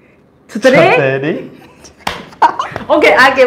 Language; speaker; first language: English; non-native, learner; Chinese